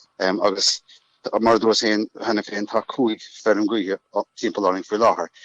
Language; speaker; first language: Irish; native; Irish